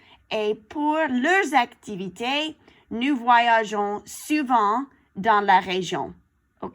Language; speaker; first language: French; non-native, fluent; English